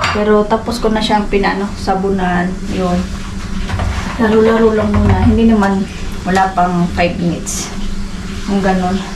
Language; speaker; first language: Filipino; non-native, local second language; Cebuano